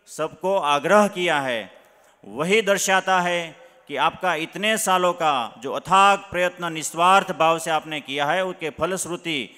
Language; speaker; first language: Hindi; non-native, local second language; Gujarati